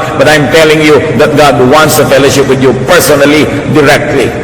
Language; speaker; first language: English; non-native, local second language; Filipino